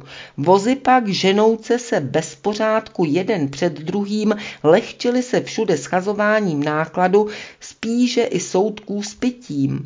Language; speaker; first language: Czech; native; Czech